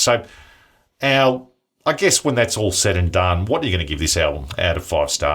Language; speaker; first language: English; native; English